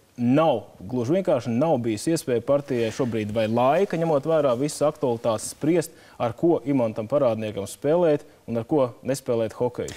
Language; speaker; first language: Latvian; native; Latvian